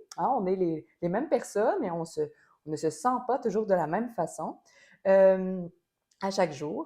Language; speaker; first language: French; native; French